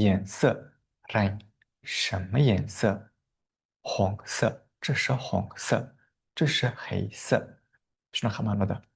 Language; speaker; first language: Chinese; non-native, fluent; Uzbek